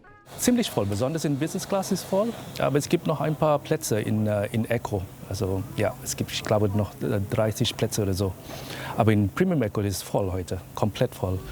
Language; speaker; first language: German; non-native, fluent; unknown